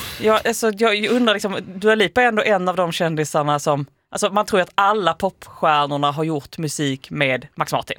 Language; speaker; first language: Swedish; native; Swedish